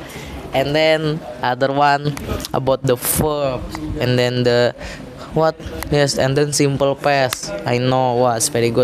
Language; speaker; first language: English; non-native, learner; Indonesian